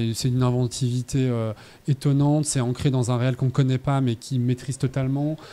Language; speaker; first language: French; native; French